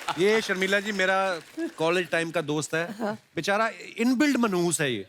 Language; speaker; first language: Hindi; non-native, local second language; Punjabi